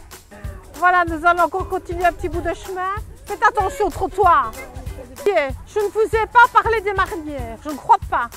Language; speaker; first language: French; native; French